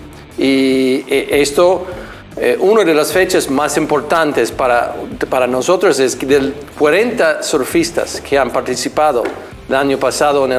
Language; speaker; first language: Spanish; non-native, fluent; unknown